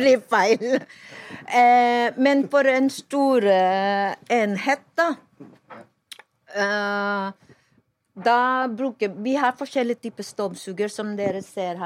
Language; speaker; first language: Norwegian; non-native, fluent; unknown